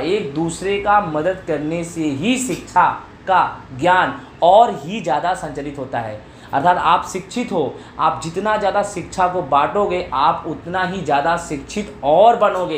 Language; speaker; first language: Hindi; non-native, local second language; Gujarati